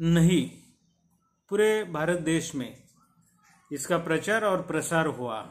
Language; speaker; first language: Hindi; non-native, local second language; Marathi